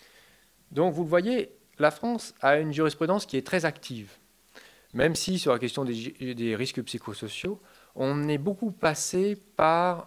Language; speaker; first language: French; native; French